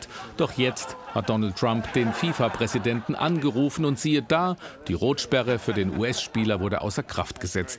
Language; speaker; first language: German; native; German